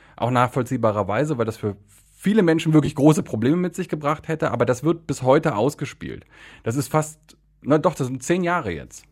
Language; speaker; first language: German; native; German